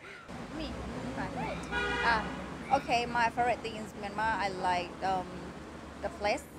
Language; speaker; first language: English; non-native, fluent; Thai